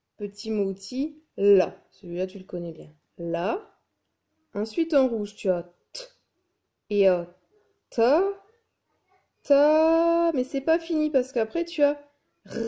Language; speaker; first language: French; native; French